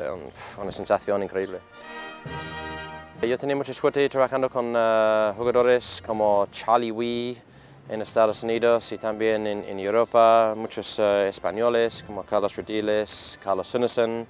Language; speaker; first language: Spanish; non-native, fluent; English